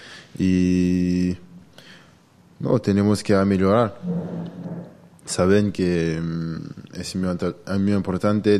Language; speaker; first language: Spanish; non-native, learner; French